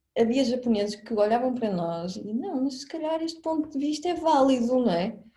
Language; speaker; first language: Portuguese; native; Portuguese